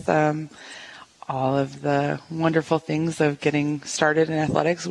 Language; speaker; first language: English; native; English